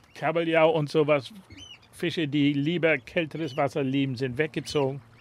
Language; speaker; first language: German; native; German